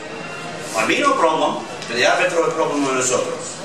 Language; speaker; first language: Spanish; non-native, learner; English